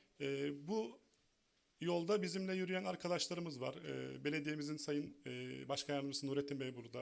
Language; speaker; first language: Turkish; native; Turkish